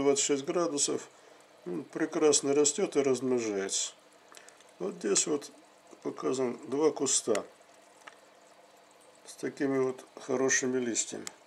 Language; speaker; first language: Russian; native; Russian